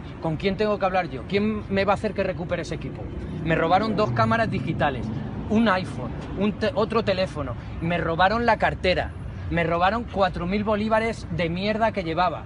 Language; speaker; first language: Spanish; native; Spanish